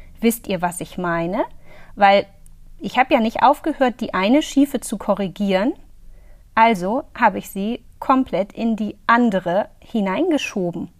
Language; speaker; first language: German; native; German